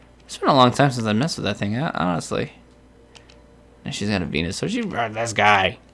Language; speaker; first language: English; native; English